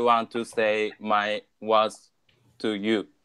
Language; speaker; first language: English; non-native, learner; Japanese